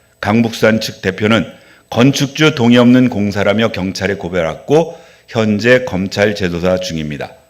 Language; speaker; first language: Korean; native; Korean